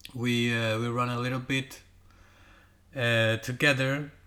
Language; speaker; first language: English; non-native, fluent; Portuguese